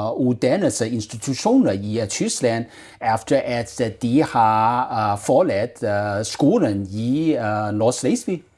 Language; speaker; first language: Danish; non-native, learner; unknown